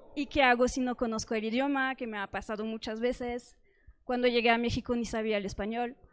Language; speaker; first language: Spanish; non-native, fluent; French